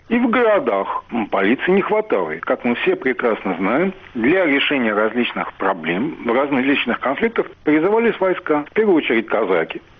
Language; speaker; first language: Russian; native; Russian